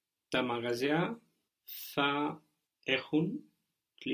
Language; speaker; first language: Greek; non-native, learner; English